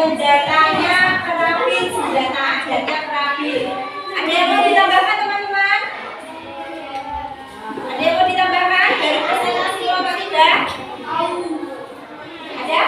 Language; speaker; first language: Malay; non-native, local second language; Javanese